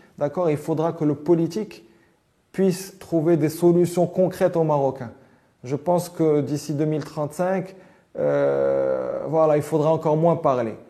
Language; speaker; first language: French; non-native, local second language; Arabic